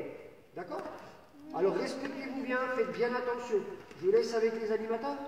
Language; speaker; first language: French; native; French